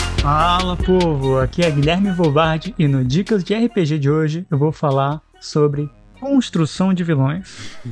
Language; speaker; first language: Portuguese; native; Portuguese